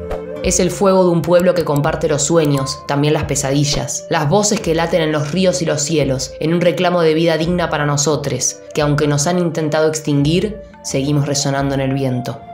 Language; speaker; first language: Spanish; native; Spanish